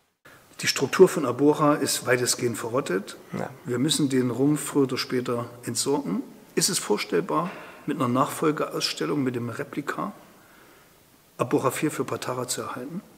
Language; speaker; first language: German; native; German